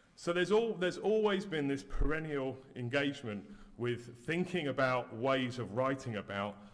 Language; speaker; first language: English; native; English